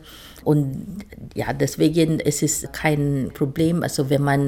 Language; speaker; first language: German; non-native, fluent; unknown